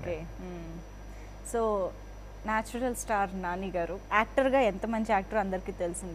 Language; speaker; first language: Telugu; native; Telugu